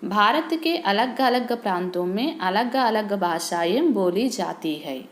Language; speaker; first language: Hindi; non-native, local second language; Telugu